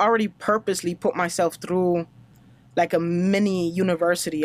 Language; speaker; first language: English; non-native, fluent; German